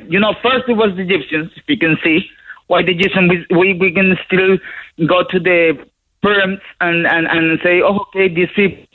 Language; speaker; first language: English; non-native, fluent; Spanish